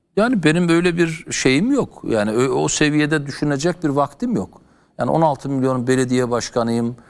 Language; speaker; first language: Turkish; native; Turkish